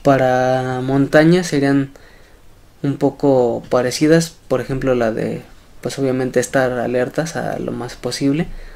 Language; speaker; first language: Spanish; native; Spanish